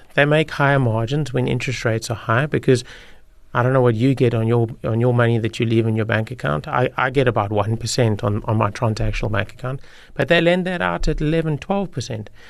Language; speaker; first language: English; native; English